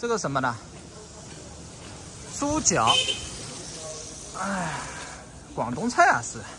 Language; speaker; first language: Chinese; non-native, local second language; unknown